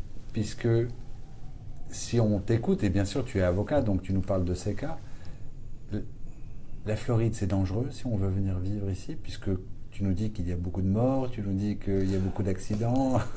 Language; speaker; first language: French; native; French